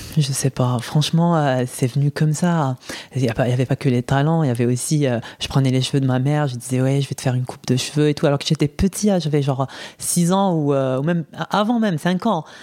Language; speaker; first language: French; non-native, local second language; Arabic